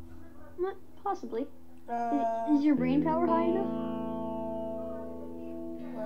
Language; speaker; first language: English; native; English